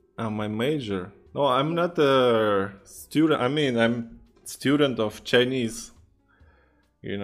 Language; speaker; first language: English; non-native, fluent; Russian